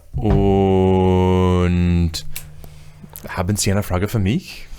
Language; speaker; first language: German; non-native, learner; English